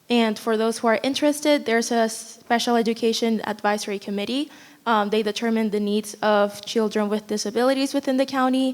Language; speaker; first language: English; non-native, fluent; Spanish